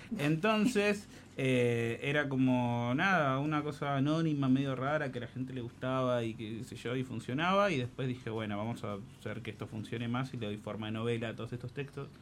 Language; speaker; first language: Spanish; native; Spanish